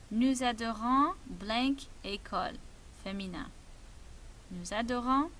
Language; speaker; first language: French; non-native, fluent; English